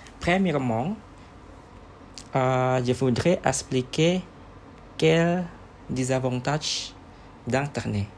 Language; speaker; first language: French; non-native, learner; Indonesian